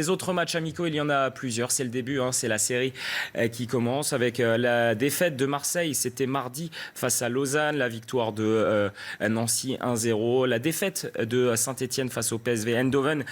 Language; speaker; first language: French; native; French